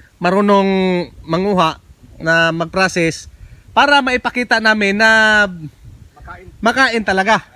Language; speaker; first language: Filipino; non-native, local second language; Cebuano